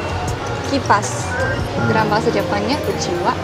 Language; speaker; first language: Indonesian; non-native, learner; Japanese